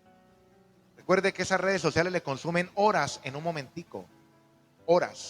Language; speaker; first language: Spanish; native; Spanish